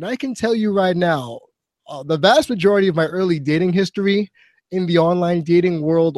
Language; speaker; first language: English; native; English